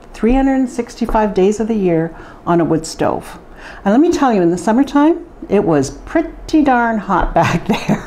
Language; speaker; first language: English; native; English